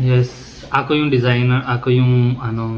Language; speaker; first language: Filipino; non-native, learner; Punjabi